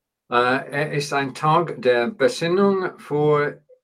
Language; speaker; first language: German; non-native, learner; English